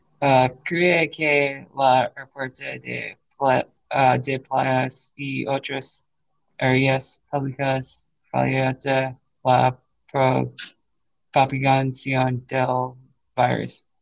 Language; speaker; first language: Spanish; non-native, learner; English